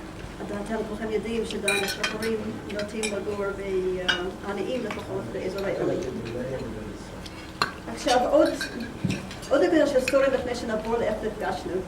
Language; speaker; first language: Hebrew; non-native, fluent; English